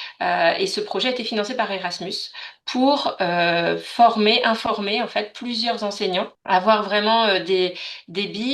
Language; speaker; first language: French; native; French